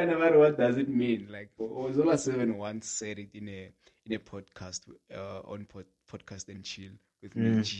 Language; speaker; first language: English; non-native, local second language; Northern Sotho